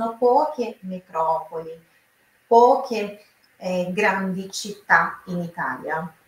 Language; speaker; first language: Italian; non-native, fluent; Portuguese